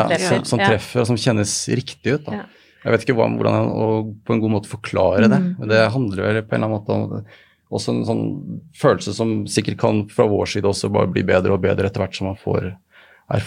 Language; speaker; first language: Norwegian; native; Norwegian